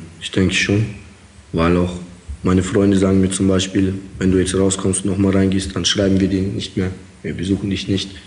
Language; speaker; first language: German; early bilingual, other home language; Russian